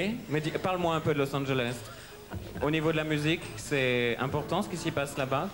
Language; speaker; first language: French; native; French